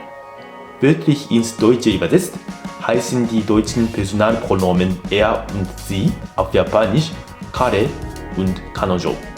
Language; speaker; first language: German; non-native, fluent; Japanese